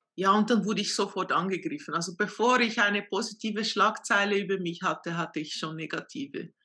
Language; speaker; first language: German; non-native, fluent; Portuguese